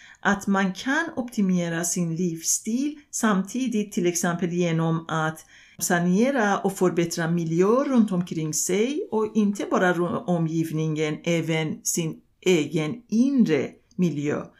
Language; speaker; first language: Swedish; non-native, fluent; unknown